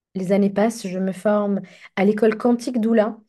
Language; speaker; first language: French; non-native, local second language; Arabic